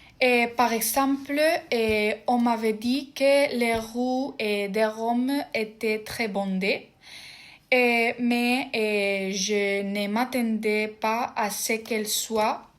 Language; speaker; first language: French; non-native, fluent; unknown